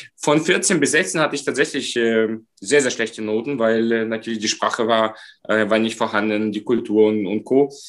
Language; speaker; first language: German; non-native, fluent; Romanian